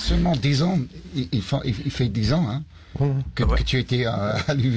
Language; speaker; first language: French; early bilingual, heritage; English